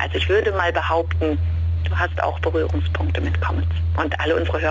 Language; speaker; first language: German; native; German